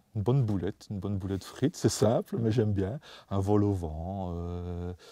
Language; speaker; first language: French; non-native, fluent; Dutch